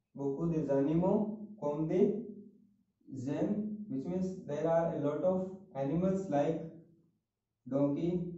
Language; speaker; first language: English; non-native, local second language; Hindi